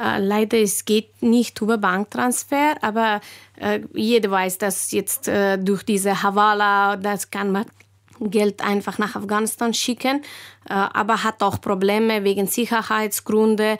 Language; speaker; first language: German; non-native, learner; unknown